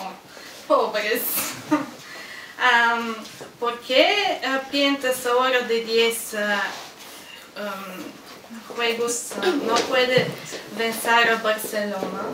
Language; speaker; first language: Spanish; non-native, learner; Bulgarian